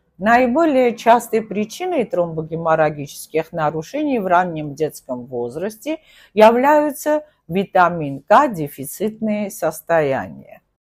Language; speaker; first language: Russian; non-native, local second language; Armenian